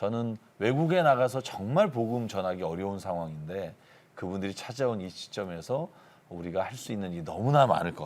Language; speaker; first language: Korean; native; Korean